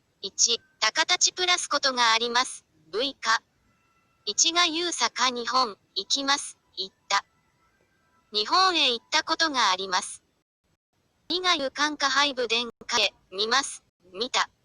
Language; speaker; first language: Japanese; non-native, fluent; Chinese